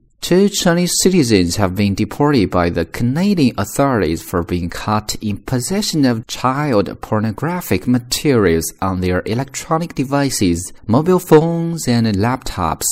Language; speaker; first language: English; non-native, fluent; Chinese